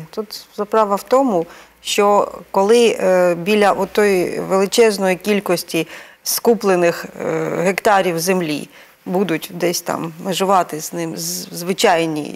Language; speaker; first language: Ukrainian; native; Ukrainian